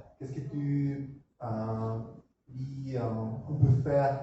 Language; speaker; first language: French; non-native, learner; Spanish